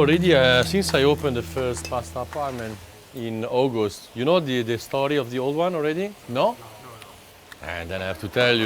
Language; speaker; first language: English; non-native, fluent; Italian